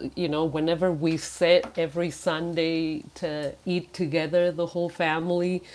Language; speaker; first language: English; non-native, fluent; Spanish